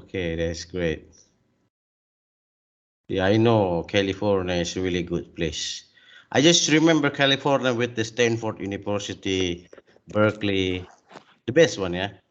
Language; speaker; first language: English; non-native, learner; Indonesian